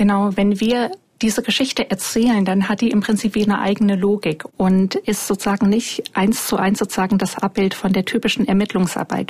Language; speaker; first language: German; native; German